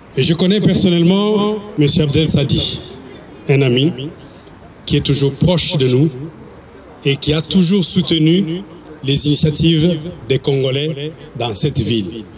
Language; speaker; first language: French; non-native, local second language; Lingala